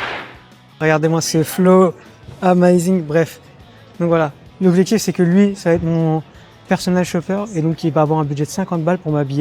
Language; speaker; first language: French; native; French